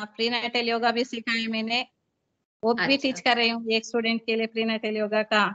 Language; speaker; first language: Hindi; non-native, local second language; Telugu